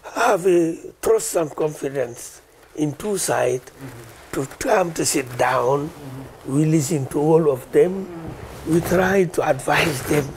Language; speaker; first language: English; non-native, local second language; Wolof